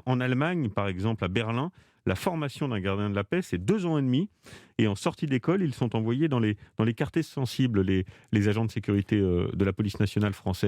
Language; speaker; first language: French; native; French